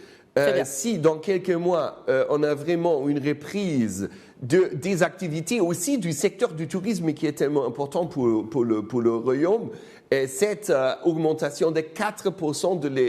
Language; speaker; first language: French; non-native, fluent; German